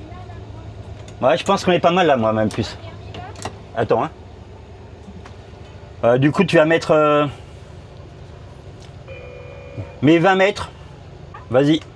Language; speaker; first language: French; native; French